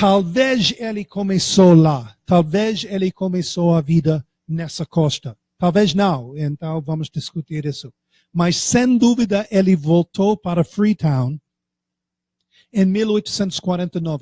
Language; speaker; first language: Portuguese; non-native, fluent; English